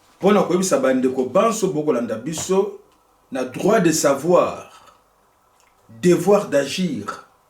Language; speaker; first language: Lingala; native; Lingala